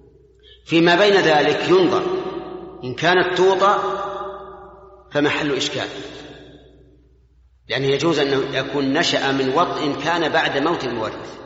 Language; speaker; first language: Arabic; native; Arabic